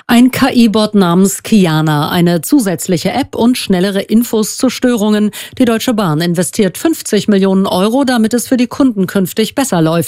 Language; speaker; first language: German; native; German